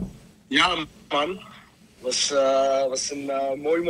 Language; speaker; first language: Dutch; early bilingual, other home language; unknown